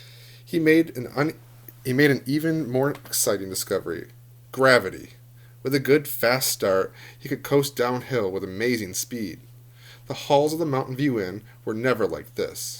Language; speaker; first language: English; native; English